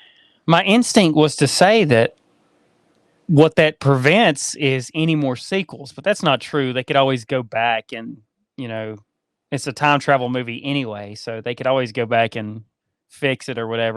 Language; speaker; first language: English; native; English